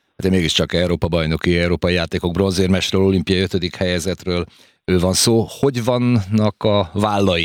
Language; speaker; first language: Hungarian; native; Hungarian